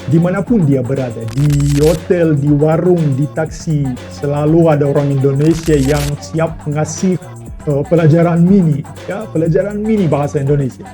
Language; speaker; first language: Indonesian; non-native, fluent; Russian